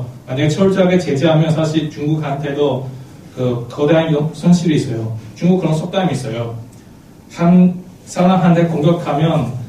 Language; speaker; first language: Korean; non-native, fluent; Chinese